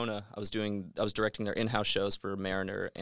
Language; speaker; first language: English; native; English